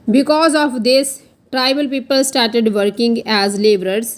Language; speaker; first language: English; non-native, local second language; Punjabi